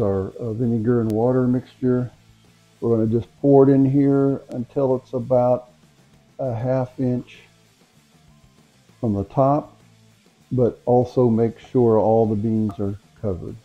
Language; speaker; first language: English; native; English